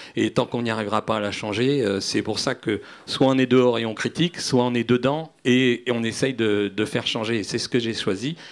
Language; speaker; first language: French; native; French